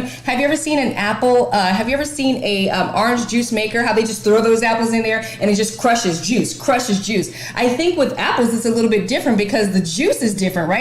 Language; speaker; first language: English; native; English